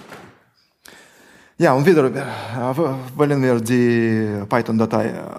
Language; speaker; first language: German; non-native, fluent; Russian